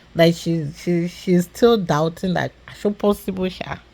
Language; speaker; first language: English; non-native, local second language; Yoruba